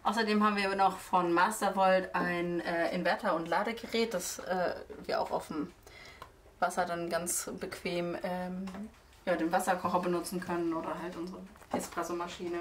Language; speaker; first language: German; native; German